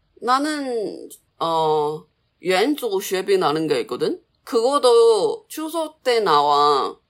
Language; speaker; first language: Korean; non-native, fluent; Chinese